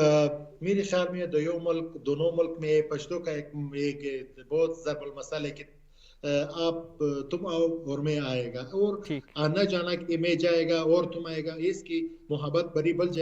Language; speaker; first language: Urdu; non-native, learner; Pashto